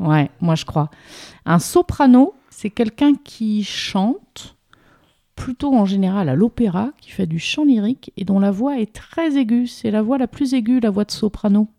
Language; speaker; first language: French; native; French